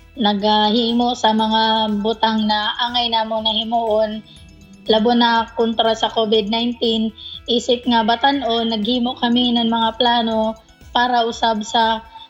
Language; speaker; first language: Cebuano; native; Cebuano